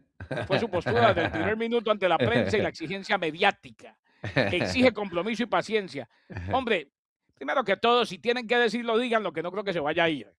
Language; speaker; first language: Spanish; native; Spanish